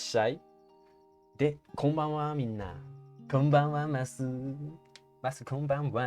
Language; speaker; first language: Japanese; non-native, fluent; English